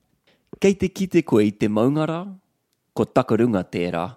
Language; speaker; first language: Māori; non-native, local second language; English